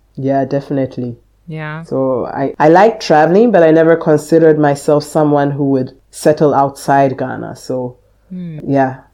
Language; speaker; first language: English; native; English